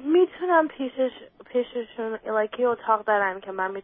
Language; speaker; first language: Persian; early bilingual, other home language; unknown